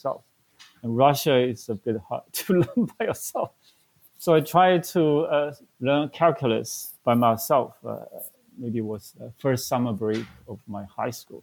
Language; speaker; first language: English; non-native, fluent; Chinese